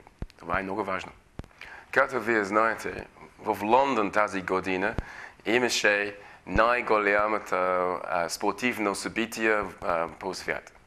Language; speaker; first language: Bulgarian; non-native, fluent; English